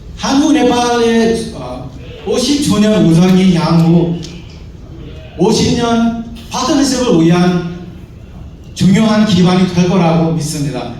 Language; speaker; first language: Korean; non-native, learner; Nepali